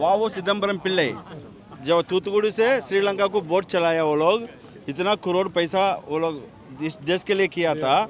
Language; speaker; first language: Hindi; non-native, local second language; Tamil